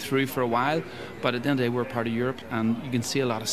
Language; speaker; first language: English; native; English